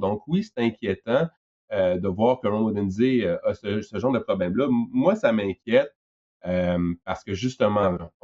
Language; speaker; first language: French; native; French